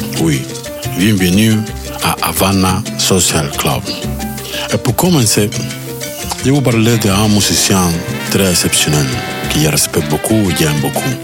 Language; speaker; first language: French; non-native, learner; Spanish